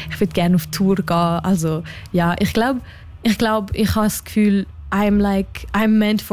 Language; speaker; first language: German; non-native, local second language; French